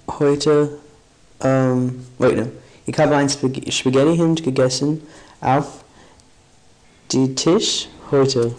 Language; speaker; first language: German; non-native, learner; English